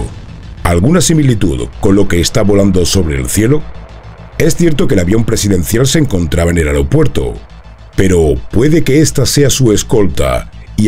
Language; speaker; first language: Spanish; native; Spanish